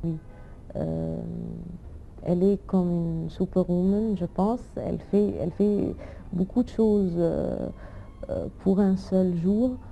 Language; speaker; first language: French; non-native, fluent; Arabic